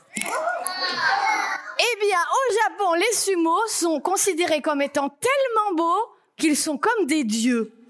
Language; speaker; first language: French; native; French